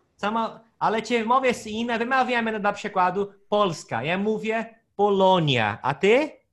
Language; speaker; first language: Polish; non-native, fluent; Portuguese